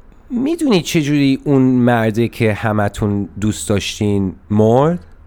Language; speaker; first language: Persian; early bilingual, heritage; Persian